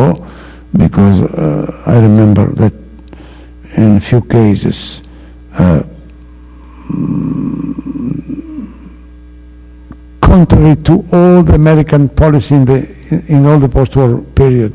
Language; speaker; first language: English; non-native, fluent; Italian